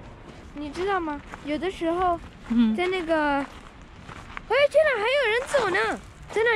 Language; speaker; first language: Chinese; early bilingual, heritage; Chinese